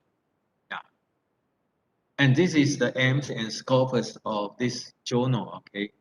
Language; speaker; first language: English; non-native, fluent; Thai